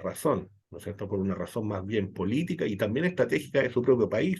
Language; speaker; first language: Spanish; native; Spanish